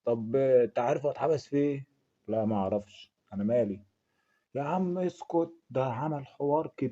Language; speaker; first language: Arabic; native; Arabic